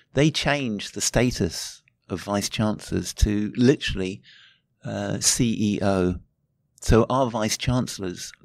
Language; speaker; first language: English; native; English